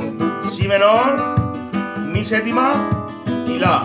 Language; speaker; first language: Spanish; native; Spanish